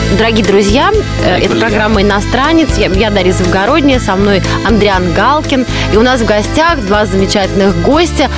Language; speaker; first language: Russian; native; Russian